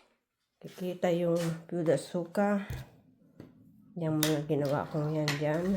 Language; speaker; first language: Filipino; native; Filipino